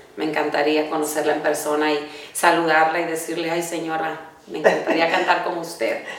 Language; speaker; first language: Spanish; native; Spanish